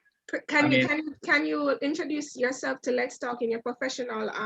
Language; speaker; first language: English; native; English